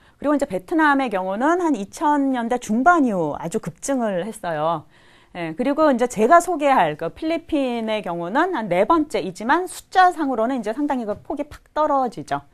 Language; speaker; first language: Korean; native; Korean